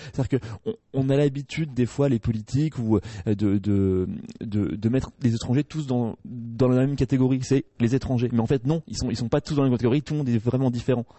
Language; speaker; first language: French; native; French